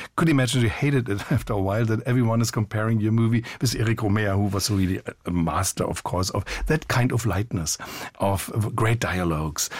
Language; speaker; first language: English; non-native, fluent; German